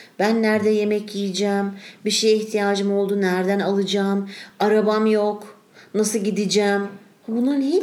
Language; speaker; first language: Turkish; native; Turkish